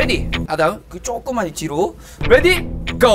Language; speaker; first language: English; non-native, learner; Korean